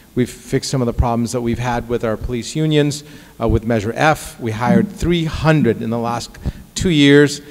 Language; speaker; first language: English; early bilingual, other home language; Arabic